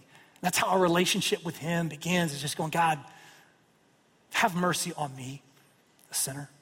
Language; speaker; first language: English; native; English